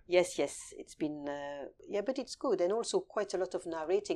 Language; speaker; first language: English; early bilingual, other home language; French